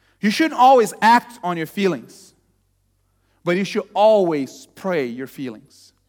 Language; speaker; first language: English; non-native, fluent; Portuguese